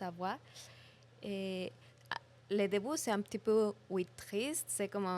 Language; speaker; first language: French; non-native, learner; Spanish